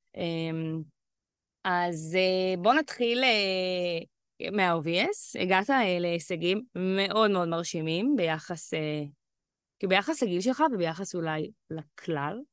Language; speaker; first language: Hebrew; native; Hebrew